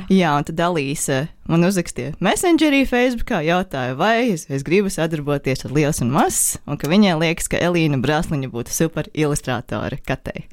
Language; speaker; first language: Latvian; native; Latvian